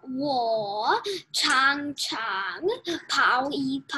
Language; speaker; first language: Chinese; non-native, learner; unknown